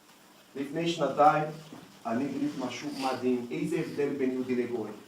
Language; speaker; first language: Hebrew; non-native, learner; Portuguese